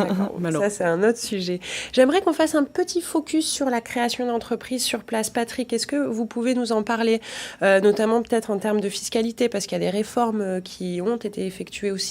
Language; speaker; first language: French; native; French